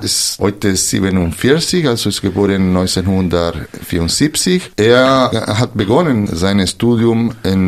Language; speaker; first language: German; non-native, fluent; Spanish